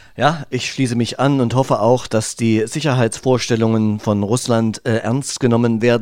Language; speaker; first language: German; native; German